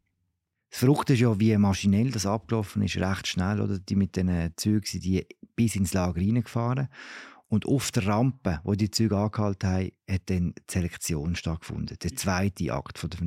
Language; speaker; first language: German; native; German